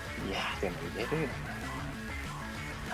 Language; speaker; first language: Japanese; native; Japanese